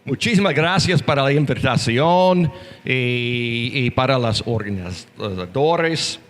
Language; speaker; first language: Spanish; non-native, learner; English